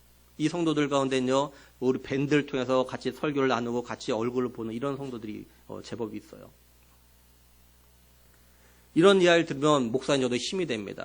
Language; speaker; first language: Korean; native; Korean